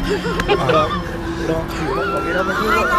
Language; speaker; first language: Vietnamese; non-native, local second language; Hmong